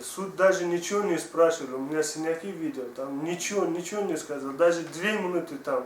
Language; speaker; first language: Russian; non-native, learner; Tajik